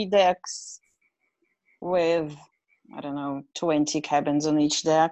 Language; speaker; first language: English; non-native, fluent; Russian